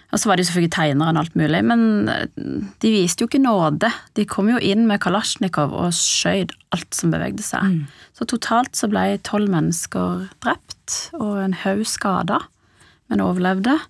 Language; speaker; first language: Norwegian; early bilingual, other home language; Persian